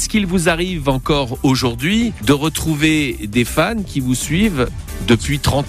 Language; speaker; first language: French; native; French